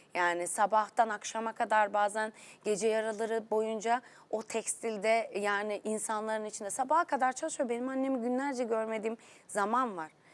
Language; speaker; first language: Turkish; native; Turkish